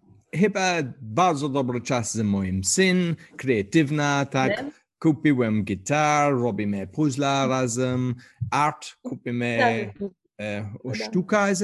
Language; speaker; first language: Polish; non-native, learner; English